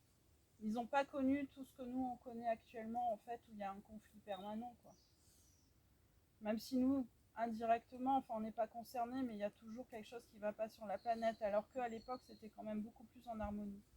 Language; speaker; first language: French; native; French